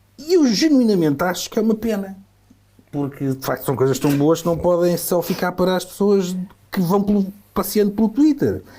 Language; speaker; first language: Portuguese; native; Portuguese